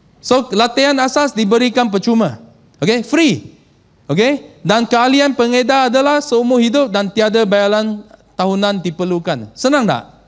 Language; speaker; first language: Malay; non-native, local second language; Chinese